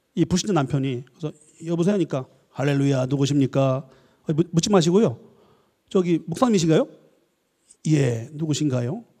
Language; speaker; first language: Korean; native; Korean